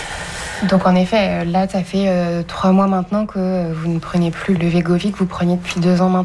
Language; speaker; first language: French; native; French